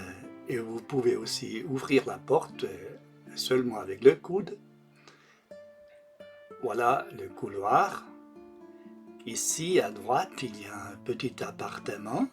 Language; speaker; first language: French; non-native, local second language; German